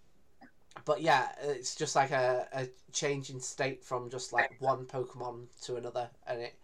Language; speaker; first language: English; native; English